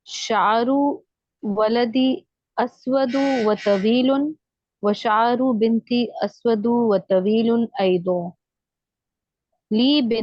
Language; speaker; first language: Arabic; non-native, learner; Urdu